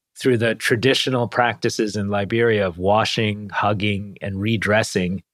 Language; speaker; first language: English; native; English